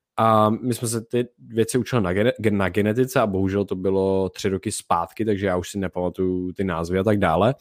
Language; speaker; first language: Czech; native; Czech